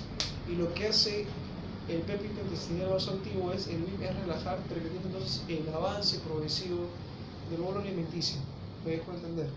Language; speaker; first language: Spanish; native; Spanish